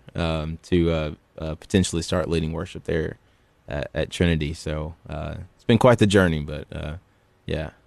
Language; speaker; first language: English; native; English